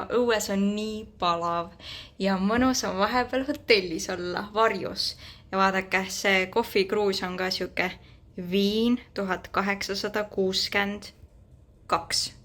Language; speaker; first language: Estonian; native; Estonian